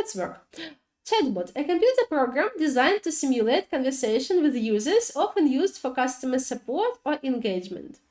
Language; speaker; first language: English; non-native, fluent; Ukrainian